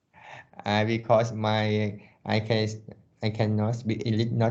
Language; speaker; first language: English; non-native, learner; Vietnamese